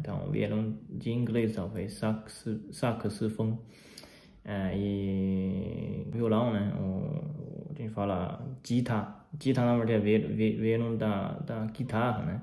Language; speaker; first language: Portuguese; non-native, fluent; Chinese